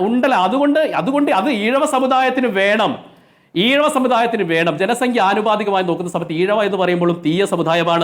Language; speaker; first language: Malayalam; native; Malayalam